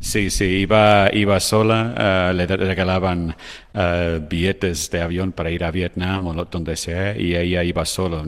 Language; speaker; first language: Spanish; non-native, fluent; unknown